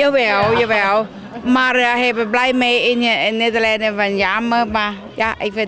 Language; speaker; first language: Dutch; non-native, learner; Thai